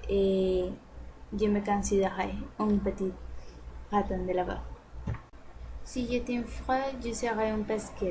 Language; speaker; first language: French; non-native, learner; Spanish